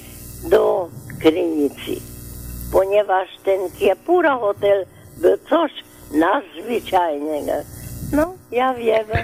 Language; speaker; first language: Polish; non-native, learner; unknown